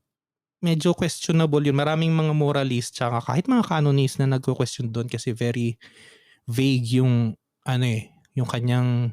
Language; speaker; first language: Filipino; native; Filipino